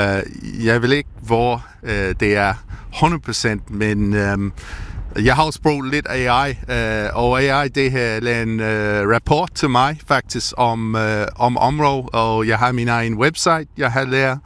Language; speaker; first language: Danish; non-native, learner; English